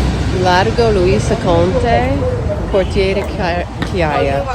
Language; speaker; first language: Italian; non-native, learner; English